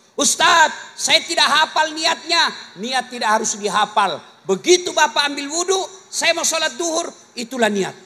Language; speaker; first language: Indonesian; non-native, local second language; Buginese